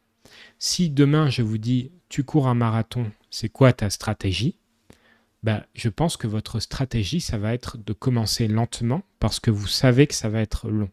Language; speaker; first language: French; native; French